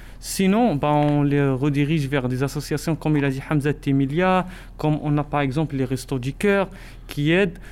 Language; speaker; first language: French; non-native, local second language; Arabic